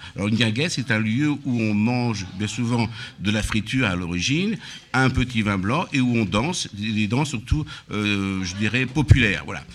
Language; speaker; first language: French; native; French